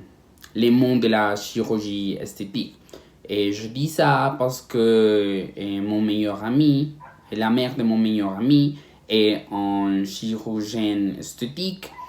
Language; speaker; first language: French; non-native, learner; Spanish